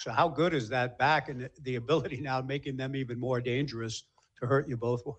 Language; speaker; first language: English; native; English